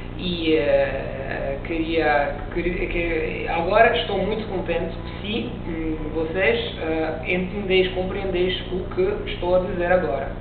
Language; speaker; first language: Portuguese; non-native, learner; Italian